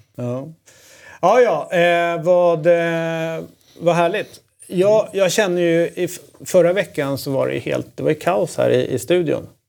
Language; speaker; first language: Swedish; native; Swedish